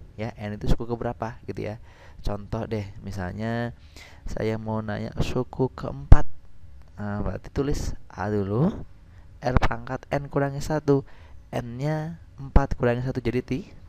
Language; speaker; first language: Indonesian; native; Indonesian